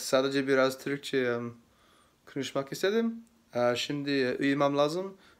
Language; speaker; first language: Turkish; non-native, learner; English